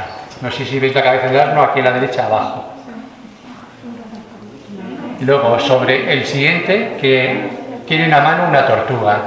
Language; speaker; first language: Spanish; native; Spanish